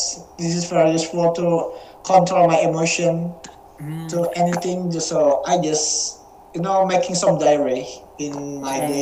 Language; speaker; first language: English; non-native, learner; Indonesian